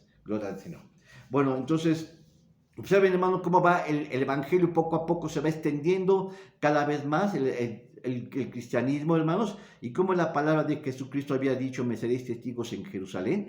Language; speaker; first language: Spanish; native; Spanish